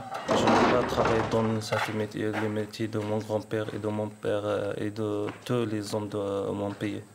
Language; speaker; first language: French; non-native, learner; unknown